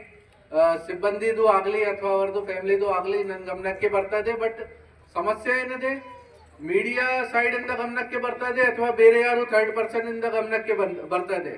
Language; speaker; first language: Kannada; non-native, fluent; Hindi